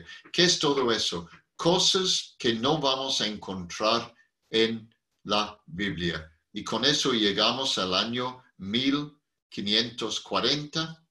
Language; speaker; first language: Spanish; non-native, fluent; English